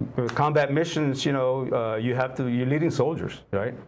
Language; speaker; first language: English; native; English